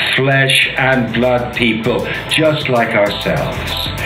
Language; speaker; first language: English; native; English